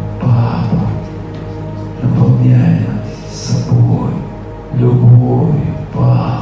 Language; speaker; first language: Russian; native; Russian